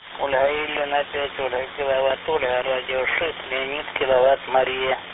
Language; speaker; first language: Russian; native; Russian